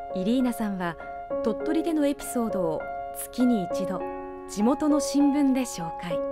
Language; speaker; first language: Japanese; native; Japanese